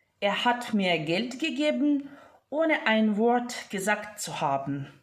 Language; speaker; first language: German; non-native, fluent; Ukrainian